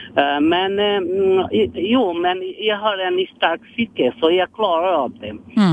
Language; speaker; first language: Swedish; non-native, learner; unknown